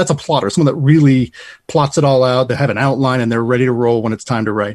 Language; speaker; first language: English; native; English